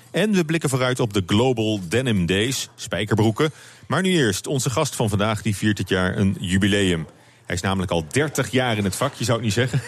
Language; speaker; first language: Dutch; native; Dutch